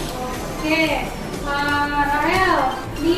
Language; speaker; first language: English; non-native, learner; Indonesian